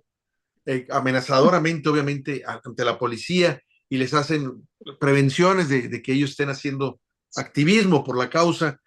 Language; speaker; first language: Spanish; native; Spanish